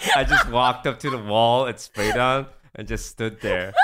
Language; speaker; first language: English; non-native, local second language; Chinese